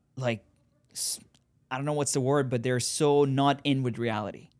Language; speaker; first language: English; non-native, fluent; Persian